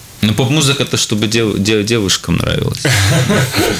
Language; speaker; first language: Russian; native; Russian